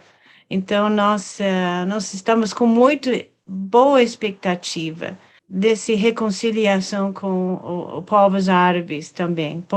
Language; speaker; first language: Portuguese; non-native, fluent; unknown